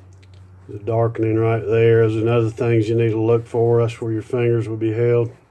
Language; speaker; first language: English; native; English